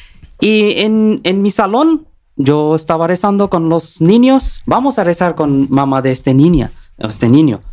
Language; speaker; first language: Spanish; non-native, learner; Bangla